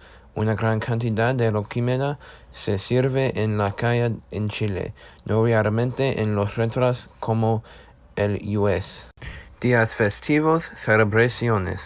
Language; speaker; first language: Spanish; non-native, learner; English